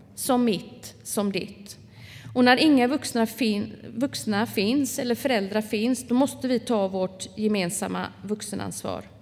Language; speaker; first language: Swedish; native; Swedish